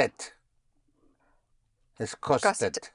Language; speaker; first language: German; non-native, fluent; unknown